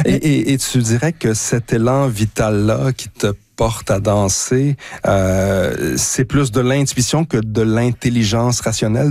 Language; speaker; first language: French; native; French